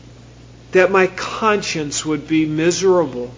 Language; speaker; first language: English; native; English